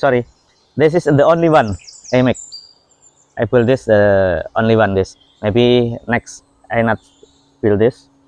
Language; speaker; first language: English; non-native, learner; Indonesian